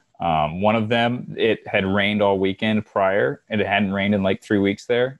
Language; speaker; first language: English; native; English